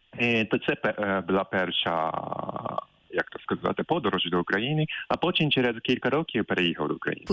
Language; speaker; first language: Ukrainian; non-native, fluent; Japanese